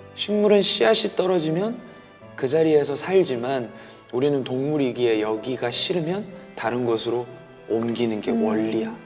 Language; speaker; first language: Korean; native; Korean